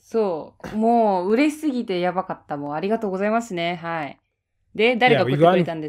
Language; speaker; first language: Japanese; native; Japanese